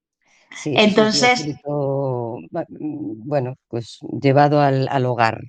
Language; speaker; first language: Spanish; native; Spanish